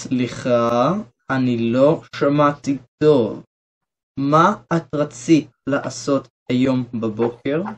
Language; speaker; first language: Hebrew; non-native, learner; Turkish